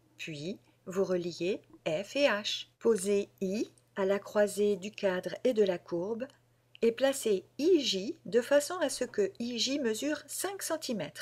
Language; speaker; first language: French; native; French